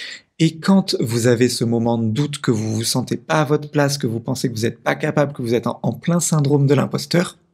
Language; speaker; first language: French; native; French